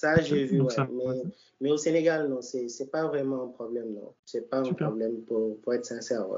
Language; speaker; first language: French; non-native, local second language; Wolof